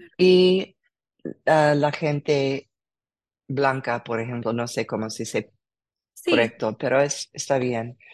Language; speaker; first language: Spanish; non-native, learner; English